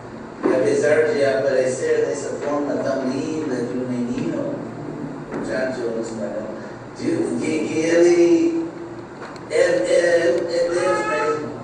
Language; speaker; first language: Portuguese; non-native, fluent; English